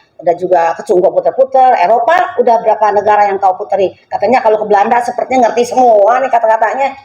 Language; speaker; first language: Indonesian; non-native, local second language; Chinese